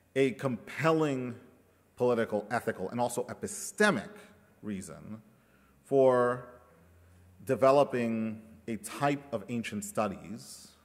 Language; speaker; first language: English; early bilingual, other home language; Spanish